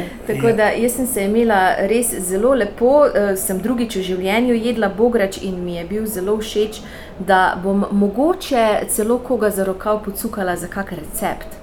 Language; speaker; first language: Slovenian; native; Slovenian